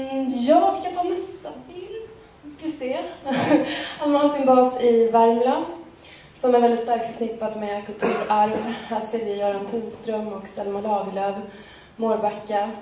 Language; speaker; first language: Swedish; native; Swedish